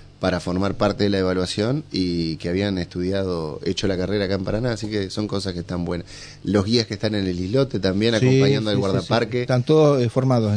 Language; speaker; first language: Spanish; native; Spanish